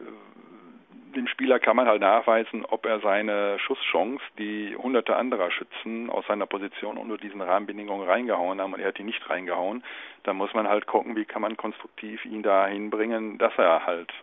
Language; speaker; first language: German; native; German